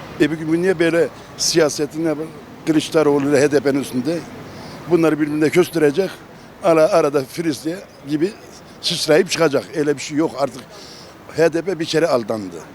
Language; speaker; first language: Turkish; non-native, local second language; Kurdish